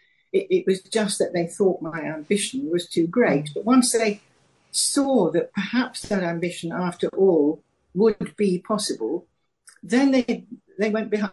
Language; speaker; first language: English; native; English